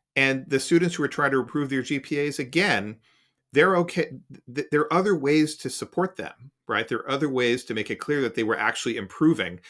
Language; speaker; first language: English; native; English